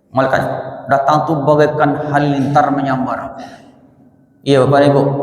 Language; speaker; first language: Malay; non-native, local second language; Minangkabau